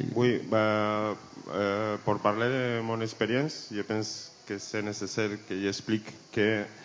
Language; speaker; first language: French; non-native, learner; Spanish